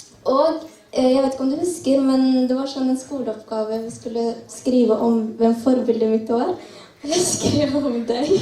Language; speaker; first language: Norwegian; early bilingual, other home language; Tamil